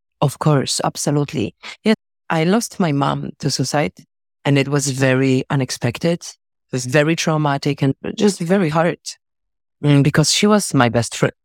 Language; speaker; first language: English; non-native, fluent; Polish